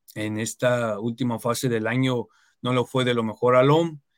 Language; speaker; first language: Spanish; early bilingual, heritage; Spanish